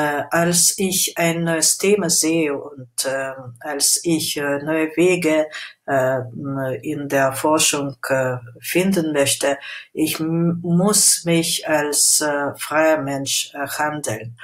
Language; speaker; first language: German; non-native, fluent; Russian